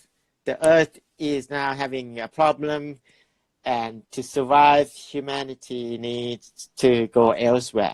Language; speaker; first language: English; non-native, fluent; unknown